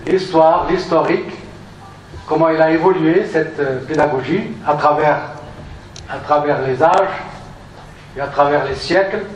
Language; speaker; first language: French; non-native, local second language; Arabic